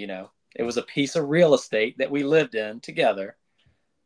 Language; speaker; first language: English; native; English